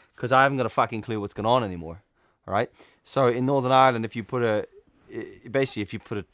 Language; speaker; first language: English; native; English